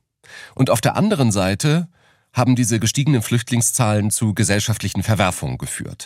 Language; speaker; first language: German; native; German